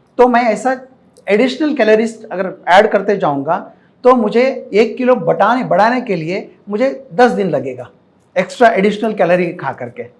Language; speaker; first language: Hindi; non-native, local second language; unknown